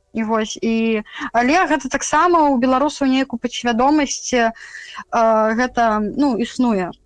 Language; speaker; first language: Belarusian; native; Belarusian